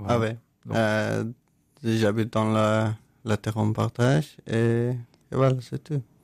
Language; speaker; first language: French; non-native, learner; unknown